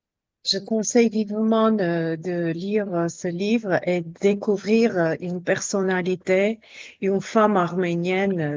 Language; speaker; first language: French; non-native, fluent; Armenian